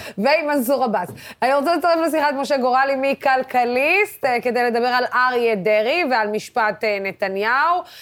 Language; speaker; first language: Hebrew; non-native, local second language; Arabic